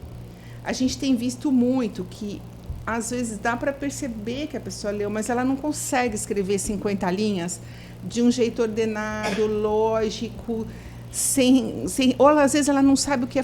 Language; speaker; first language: Portuguese; native; Portuguese